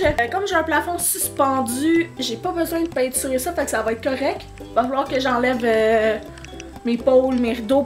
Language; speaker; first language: French; native; French